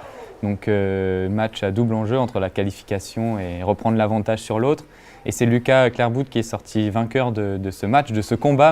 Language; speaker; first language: French; native; French